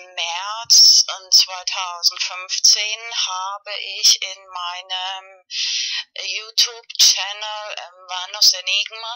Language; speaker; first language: German; non-native, fluent; Spanish